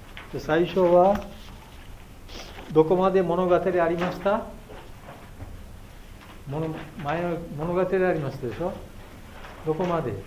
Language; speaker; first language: Japanese; non-native, fluent; Bangla